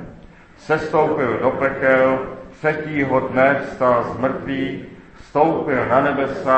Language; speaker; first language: Czech; native; Czech